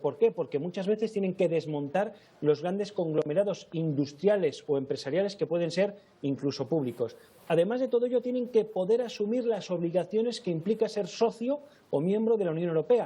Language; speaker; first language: Spanish; native; Spanish